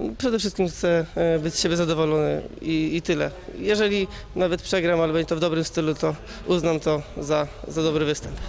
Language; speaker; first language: Polish; native; Polish